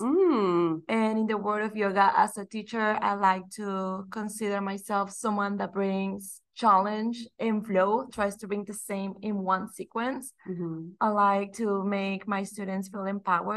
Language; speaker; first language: English; non-native, fluent; Spanish